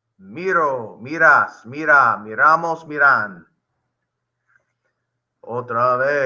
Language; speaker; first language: Spanish; non-native, fluent; English